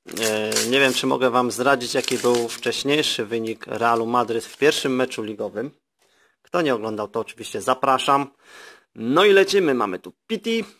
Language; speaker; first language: Polish; native; Polish